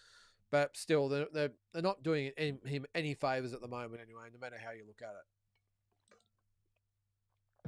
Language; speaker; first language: English; native; English